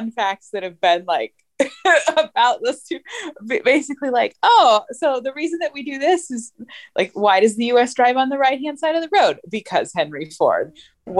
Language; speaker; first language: English; native; English